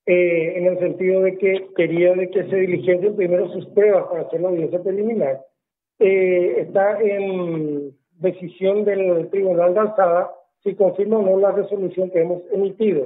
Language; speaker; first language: Spanish; native; Spanish